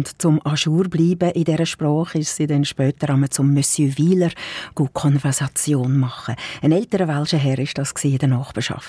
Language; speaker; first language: German; native; German